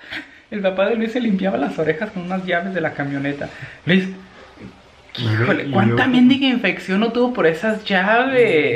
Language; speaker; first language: Spanish; native; Spanish